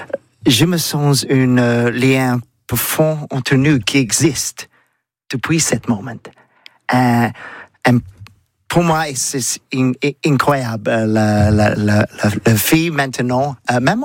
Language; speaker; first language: French; non-native, learner; English